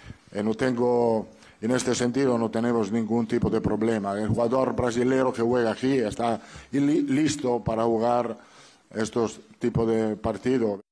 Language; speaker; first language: Spanish; non-native, fluent; Italian